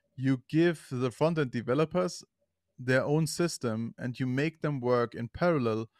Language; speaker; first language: English; non-native, fluent; German